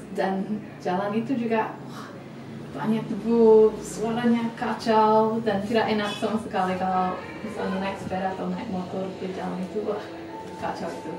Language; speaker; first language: Indonesian; non-native, fluent; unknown